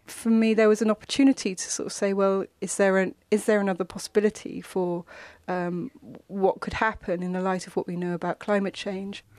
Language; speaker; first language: English; native; English